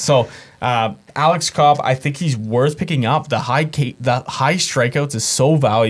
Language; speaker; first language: English; native; English